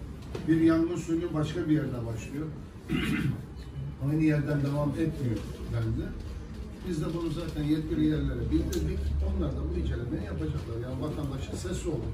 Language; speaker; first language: Turkish; native; Turkish